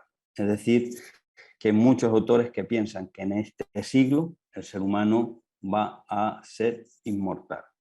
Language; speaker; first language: Spanish; native; Spanish